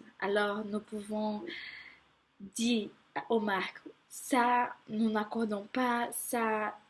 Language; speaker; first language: French; non-native, fluent; Portuguese